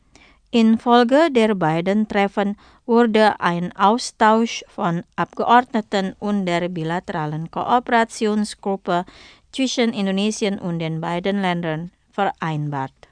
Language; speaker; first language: German; non-native, fluent; Indonesian